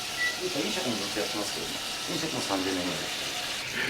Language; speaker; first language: Japanese; native; Japanese